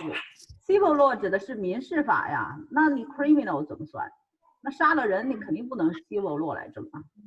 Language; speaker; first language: Chinese; native; Chinese